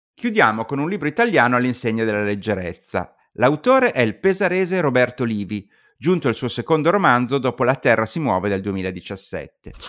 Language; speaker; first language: Italian; native; Italian